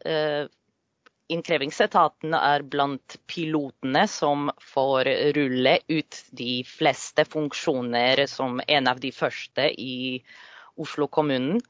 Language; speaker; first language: Norwegian; non-native, fluent; Polish